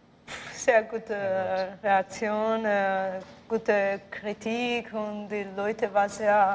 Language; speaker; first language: German; non-native, learner; Spanish